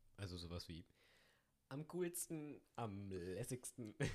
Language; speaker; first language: German; native; German